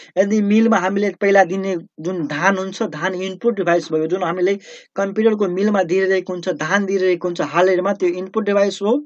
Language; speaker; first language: Nepali; native; Nepali